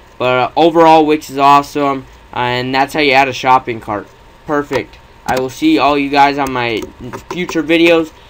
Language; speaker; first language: English; native; English